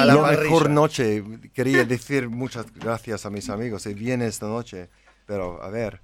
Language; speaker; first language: Spanish; non-native, learner; English